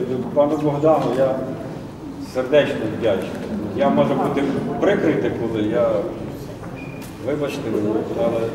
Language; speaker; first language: Ukrainian; native; Ukrainian